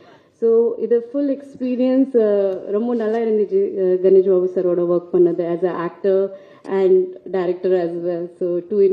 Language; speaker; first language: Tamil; non-native, learner; Marathi